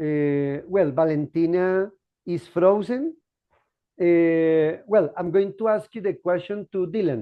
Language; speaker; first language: English; non-native, fluent; Spanish